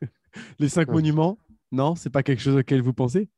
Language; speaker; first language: French; native; French